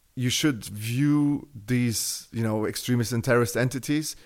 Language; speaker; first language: English; non-native, fluent; German